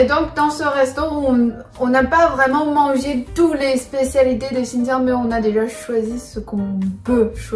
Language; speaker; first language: French; non-native, learner; Chinese